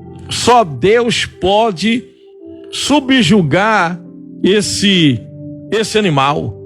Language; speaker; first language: Portuguese; native; Portuguese